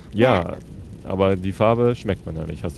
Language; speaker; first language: German; native; German